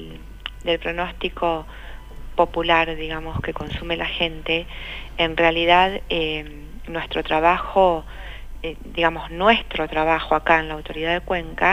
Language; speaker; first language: Spanish; native; Spanish